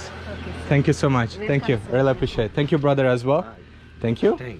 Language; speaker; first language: English; non-native, fluent; Azerbaijani